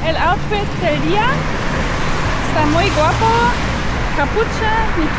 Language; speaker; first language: Spanish; non-native, learner; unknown